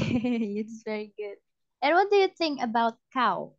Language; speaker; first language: English; non-native, fluent; Indonesian